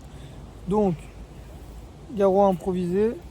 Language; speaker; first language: French; native; French